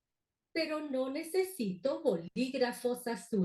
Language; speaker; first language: Spanish; non-native, learner; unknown